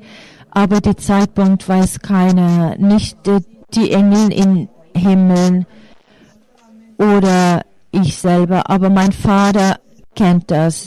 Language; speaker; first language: German; non-native, fluent; Finnish